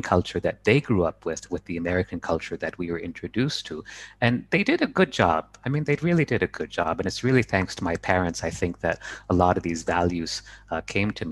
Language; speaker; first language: English; native; English